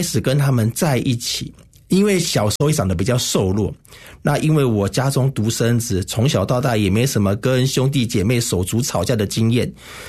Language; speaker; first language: Chinese; native; Chinese